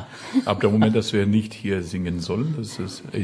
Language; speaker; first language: German; non-native, learner; French